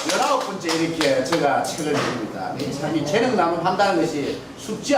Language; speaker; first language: Korean; native; Korean